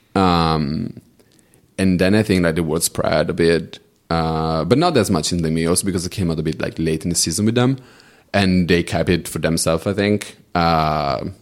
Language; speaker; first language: English; non-native, fluent; Italian